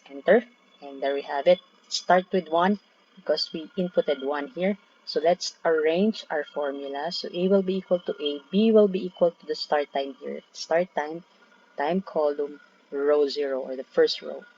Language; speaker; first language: English; non-native, local second language; Filipino